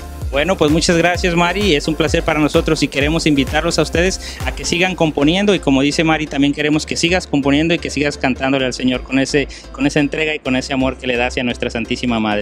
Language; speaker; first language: Spanish; native; Spanish